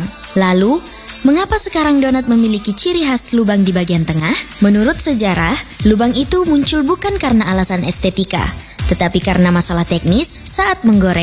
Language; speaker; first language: Indonesian; native; Indonesian